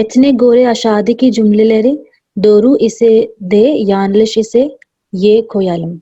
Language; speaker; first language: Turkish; non-native, learner; Urdu